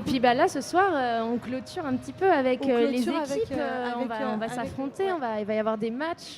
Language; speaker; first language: French; native; French